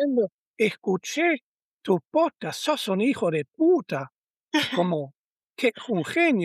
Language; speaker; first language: Spanish; non-native, learner; German